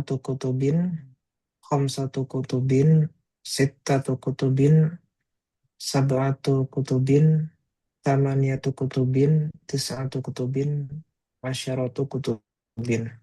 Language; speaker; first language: Arabic; non-native, learner; Indonesian